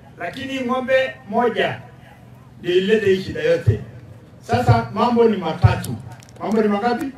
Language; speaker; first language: Swahili; non-native, local second language; Masai